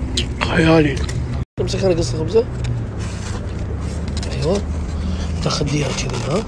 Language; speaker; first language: Arabic; native; Arabic